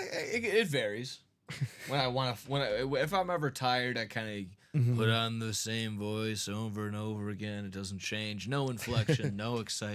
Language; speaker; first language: English; native; English